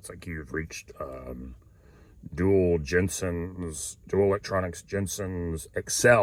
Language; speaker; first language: English; native; English